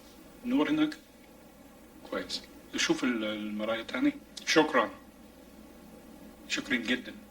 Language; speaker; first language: Arabic; non-native, learner; English